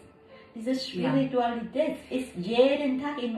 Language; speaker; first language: German; non-native, learner; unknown